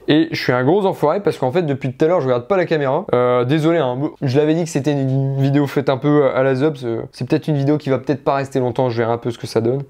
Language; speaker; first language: French; native; French